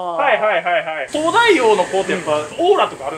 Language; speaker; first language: Japanese; native; Japanese